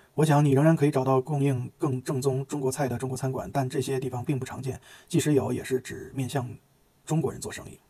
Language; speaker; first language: Chinese; native; Chinese